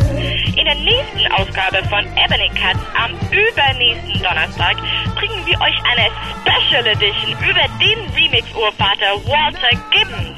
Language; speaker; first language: German; native; German